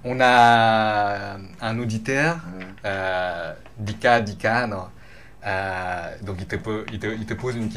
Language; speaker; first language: French; non-native, fluent; Lao